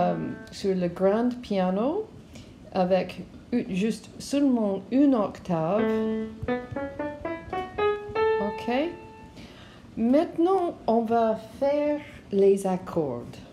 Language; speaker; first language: French; non-native, learner; English